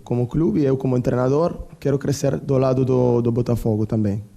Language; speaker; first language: Portuguese; non-native, learner; Italian